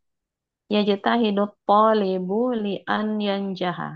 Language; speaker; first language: Arabic; non-native, learner; Indonesian